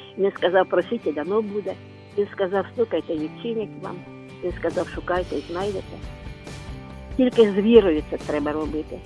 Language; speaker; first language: Ukrainian; non-native, local second language; Russian